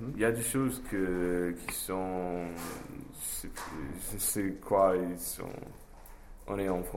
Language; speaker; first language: French; non-native, fluent; English